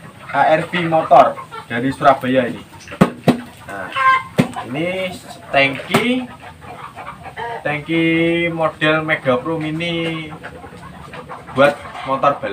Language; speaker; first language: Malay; non-native, local second language; Javanese